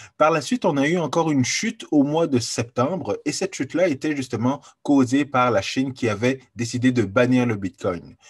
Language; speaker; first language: French; native; French